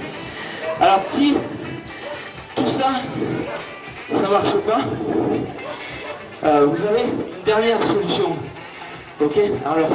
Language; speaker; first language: French; native; French